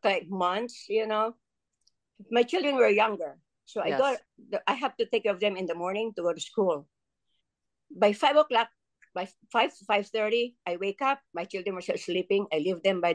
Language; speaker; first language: English; non-native, local second language; Filipino